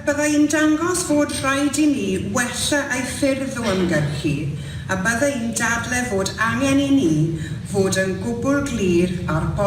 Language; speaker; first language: Welsh; non-native, local second language; English